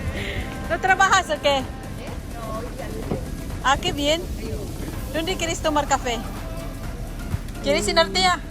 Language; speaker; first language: Spanish; non-native, fluent; Filipino